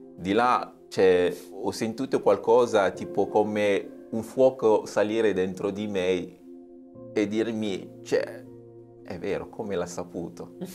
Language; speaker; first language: Italian; non-native, fluent; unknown